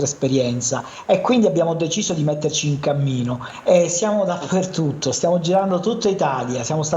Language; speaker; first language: Italian; native; Italian